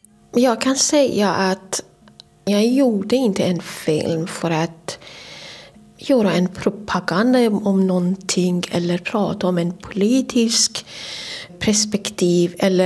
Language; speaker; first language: Swedish; non-native, fluent; Persian